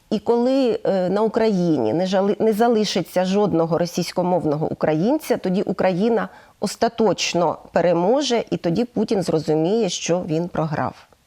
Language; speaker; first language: Ukrainian; native; Ukrainian